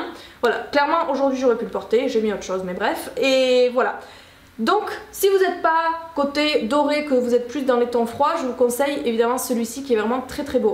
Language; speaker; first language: French; native; French